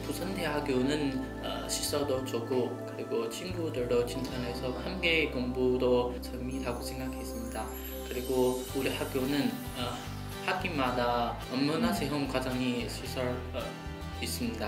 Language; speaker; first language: Korean; non-native, learner; Chinese